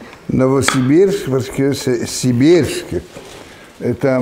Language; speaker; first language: Russian; non-native, learner; French